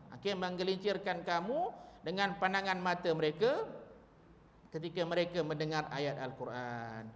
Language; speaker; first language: Malay; native; Malay